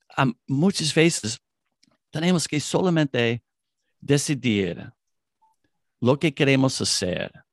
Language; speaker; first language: Spanish; non-native, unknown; English